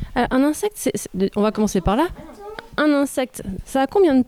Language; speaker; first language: French; native; French